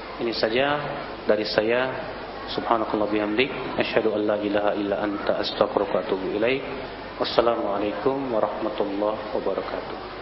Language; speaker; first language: Indonesian; native; Indonesian